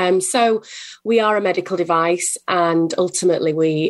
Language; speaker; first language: English; native; English